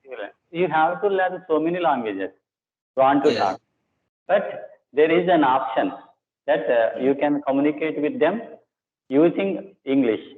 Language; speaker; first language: English; non-native, local second language; Telugu